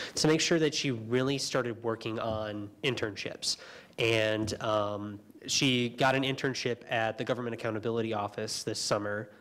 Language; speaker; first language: English; native; English